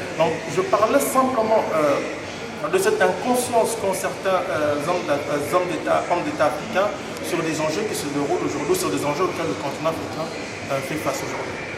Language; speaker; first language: French; non-native, local second language; Lingala